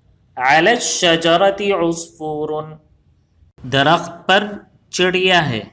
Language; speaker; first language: Urdu; native; Urdu